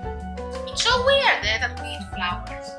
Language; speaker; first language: English; non-native, learner; Indonesian